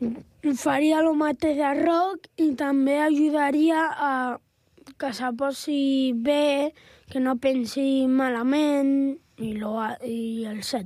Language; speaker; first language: Catalan; non-native, local second language; Spanish